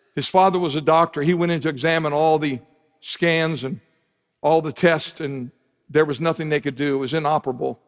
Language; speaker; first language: English; native; English